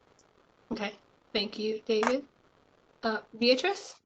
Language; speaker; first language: English; native; English